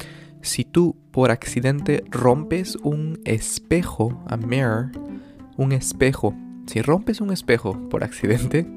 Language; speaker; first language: Spanish; early bilingual, other home language; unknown